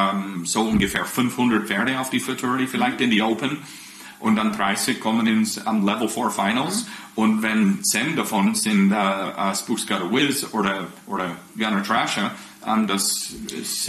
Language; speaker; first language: German; non-native, fluent; English